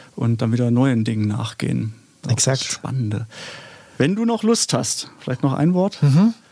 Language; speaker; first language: German; native; German